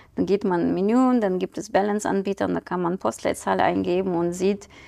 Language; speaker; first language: German; non-native, fluent; Ukrainian